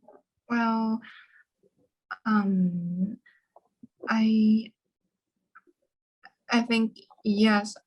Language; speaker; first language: English; non-native, learner; Chinese